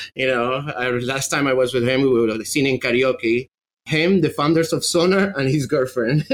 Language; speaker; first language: English; non-native, fluent; Spanish